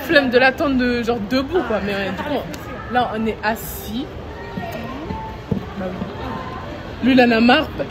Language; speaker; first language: French; native; French